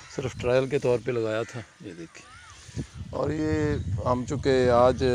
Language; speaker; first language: Urdu; native; Urdu